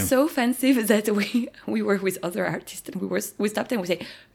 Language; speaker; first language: English; non-native, fluent; French